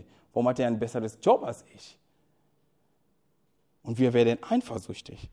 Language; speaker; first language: German; non-native, fluent; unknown